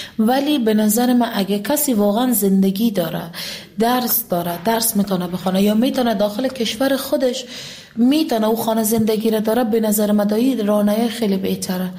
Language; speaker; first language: Persian; native; Persian